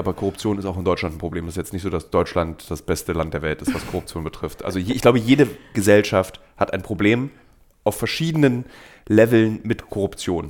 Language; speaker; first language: German; native; German